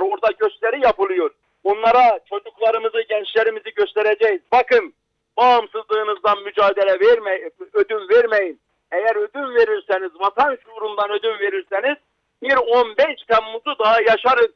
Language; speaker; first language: Turkish; native; Turkish